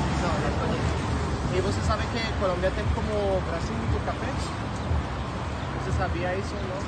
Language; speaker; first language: Portuguese; non-native, learner; French